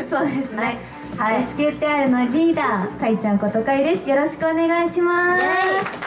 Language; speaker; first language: Japanese; native; Japanese